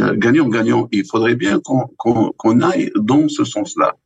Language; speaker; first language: French; non-native, local second language; Arabic